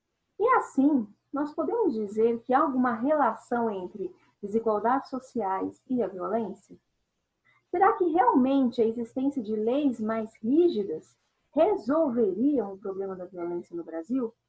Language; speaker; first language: Portuguese; native; Portuguese